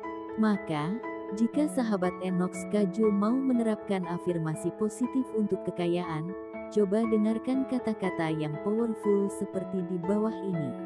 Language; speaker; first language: Indonesian; native; Indonesian